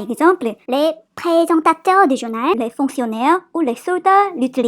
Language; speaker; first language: French; non-native, fluent; Korean